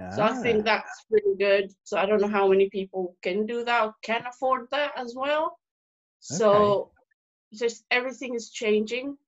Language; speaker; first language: English; non-native, local second language; Swahili